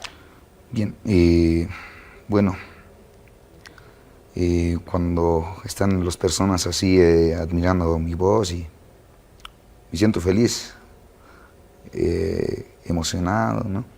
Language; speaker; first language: Spanish; non-native, local second language; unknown